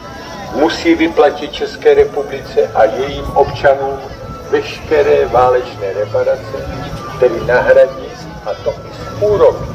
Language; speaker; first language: Czech; native; Czech